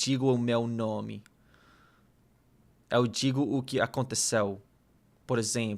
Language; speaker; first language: Portuguese; non-native, learner; English